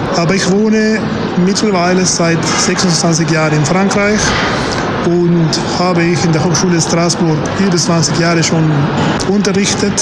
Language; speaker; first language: German; non-native, fluent; Spanish